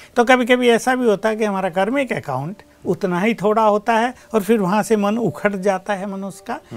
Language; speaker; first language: Hindi; native; Hindi